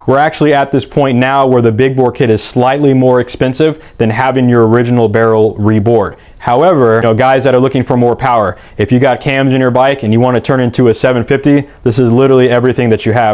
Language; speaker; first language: English; native; English